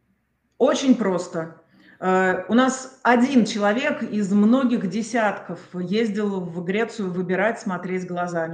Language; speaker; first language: Russian; native; Russian